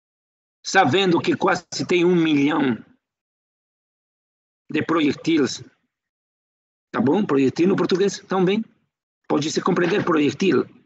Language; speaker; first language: Portuguese; non-native, fluent; Spanish